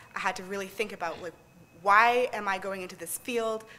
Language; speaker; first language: English; native; English